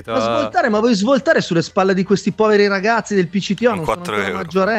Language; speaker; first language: Italian; native; Italian